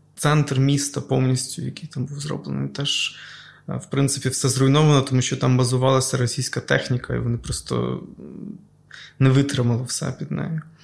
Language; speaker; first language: Ukrainian; native; Ukrainian